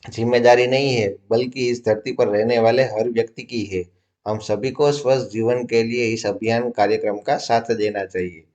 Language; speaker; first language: Hindi; non-native, local second language; Gujarati